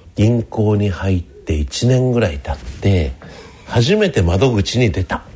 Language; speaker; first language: Japanese; native; Japanese